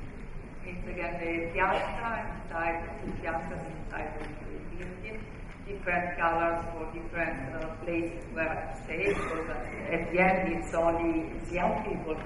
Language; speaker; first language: English; non-native, fluent; Italian